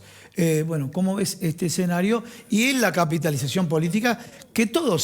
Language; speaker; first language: Spanish; native; Spanish